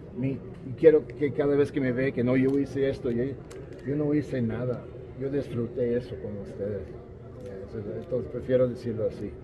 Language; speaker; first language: Spanish; non-native, fluent; English